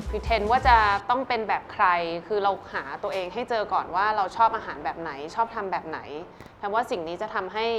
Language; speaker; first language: Thai; early bilingual, other home language; Chinese